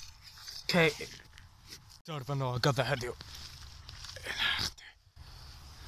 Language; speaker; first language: Welsh; non-native, learner; English